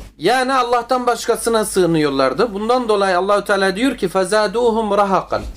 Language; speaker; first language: Turkish; native; Turkish